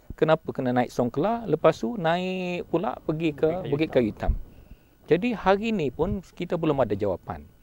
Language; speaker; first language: Malay; native; Malay